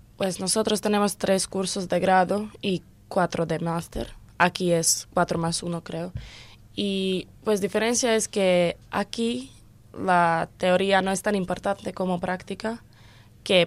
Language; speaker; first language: Spanish; non-native, learner; Croatian